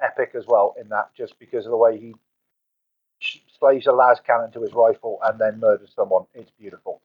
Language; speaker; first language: English; native; English